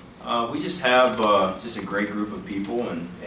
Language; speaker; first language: English; native; English